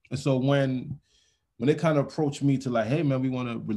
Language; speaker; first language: English; non-native, local second language; Yoruba